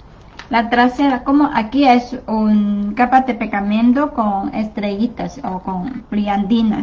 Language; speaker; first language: Spanish; non-native, learner; Chinese